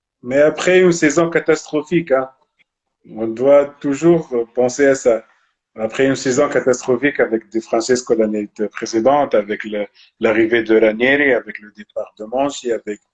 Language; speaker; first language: French; non-native, local second language; Arabic